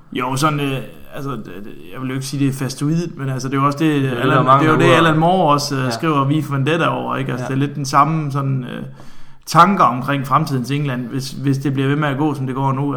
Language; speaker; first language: Danish; native; Danish